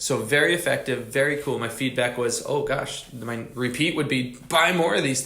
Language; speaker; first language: English; native; English